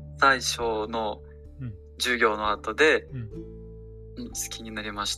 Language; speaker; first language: Japanese; non-native, learner; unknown